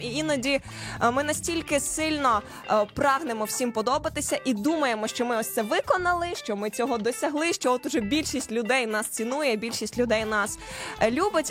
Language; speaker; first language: Ukrainian; native; Ukrainian